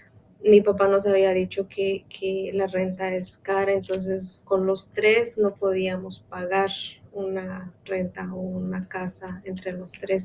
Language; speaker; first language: Spanish; non-native, local second language; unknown